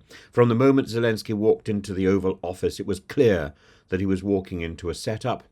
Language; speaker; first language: English; native; English